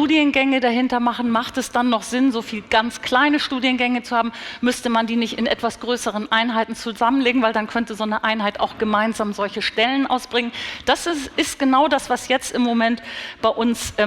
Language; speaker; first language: German; native; German